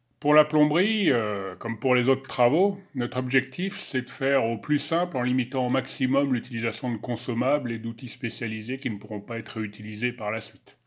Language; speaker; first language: French; native; French